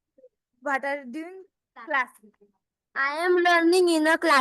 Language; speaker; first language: English; non-native, learner; Hindi